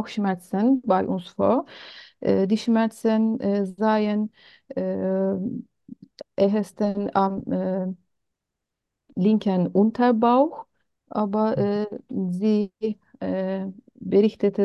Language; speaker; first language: German; non-native, learner; Turkish